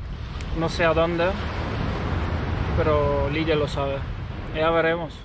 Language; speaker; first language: Spanish; non-native, fluent; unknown